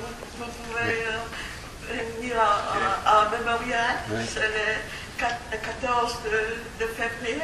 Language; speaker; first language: French; non-native, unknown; Polish